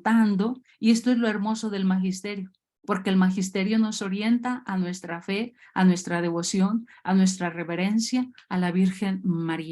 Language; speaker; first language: Spanish; native; Spanish